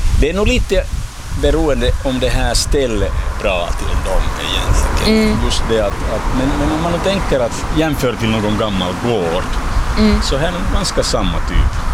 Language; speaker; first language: Swedish; non-native, local second language; Finnish